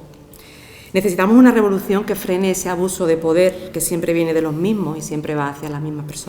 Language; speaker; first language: Spanish; native; Spanish